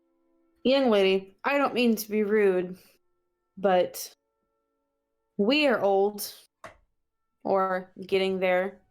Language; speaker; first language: English; native; English